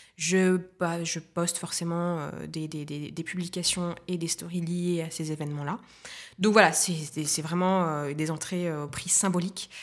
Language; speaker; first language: French; non-native, local second language; Arabic